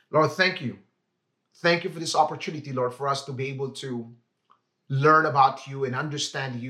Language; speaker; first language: English; non-native, local second language; Filipino